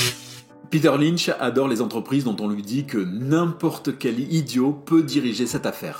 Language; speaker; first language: French; native; French